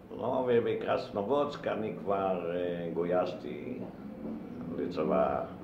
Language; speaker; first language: Hebrew; non-native, fluent; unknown